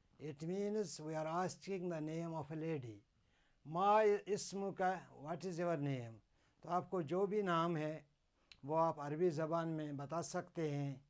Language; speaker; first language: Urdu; non-native, local second language; Kashmiri